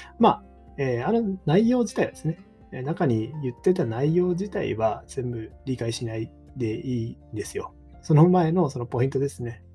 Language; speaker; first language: Japanese; native; Japanese